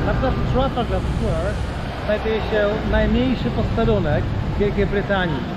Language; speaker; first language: Polish; native; Polish